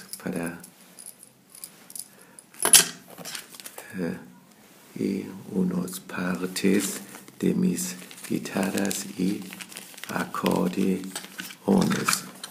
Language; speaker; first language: Spanish; non-native, learner; German